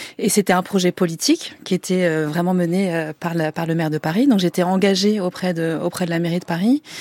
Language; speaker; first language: French; native; French